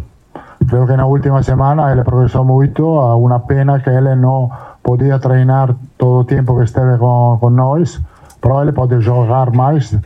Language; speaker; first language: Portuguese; non-native, learner; Italian